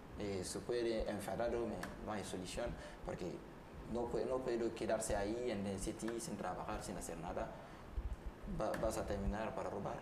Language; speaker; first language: Spanish; non-native, learner; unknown